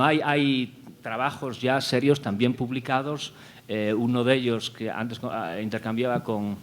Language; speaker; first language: Spanish; native; Spanish